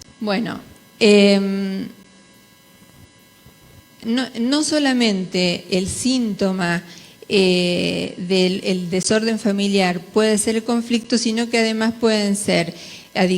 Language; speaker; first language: Spanish; native; Spanish